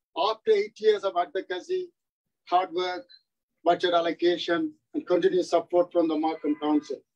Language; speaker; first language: English; non-native, local second language; Tamil